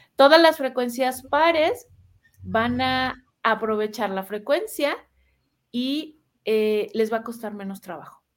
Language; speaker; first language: Spanish; native; Spanish